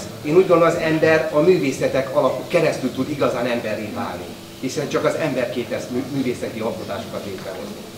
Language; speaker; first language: Hungarian; native; Hungarian